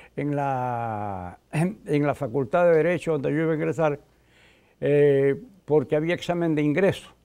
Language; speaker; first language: Spanish; native; Spanish